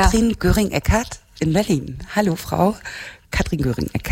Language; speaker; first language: German; native; German